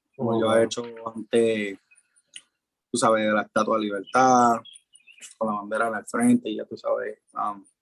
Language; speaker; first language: Spanish; early bilingual, heritage; Spanish